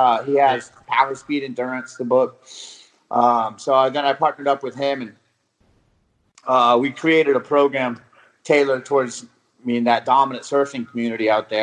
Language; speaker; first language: English; native; English